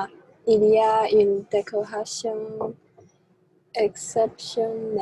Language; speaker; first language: French; non-native, learner; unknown